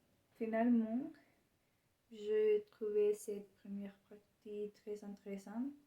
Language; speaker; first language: French; non-native, learner; Spanish